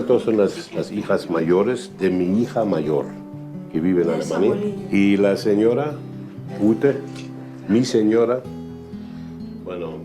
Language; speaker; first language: Spanish; non-native, fluent; German